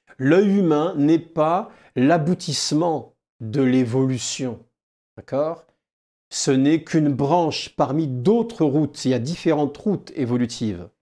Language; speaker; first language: French; native; French